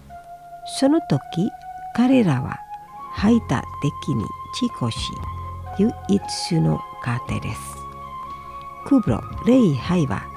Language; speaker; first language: Japanese; non-native, fluent; Indonesian